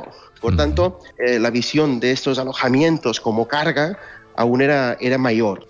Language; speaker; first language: Spanish; native; Spanish